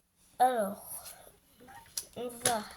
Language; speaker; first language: French; native; French